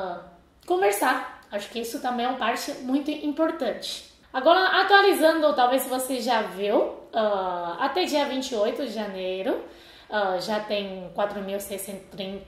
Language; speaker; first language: Portuguese; non-native, fluent; Chinese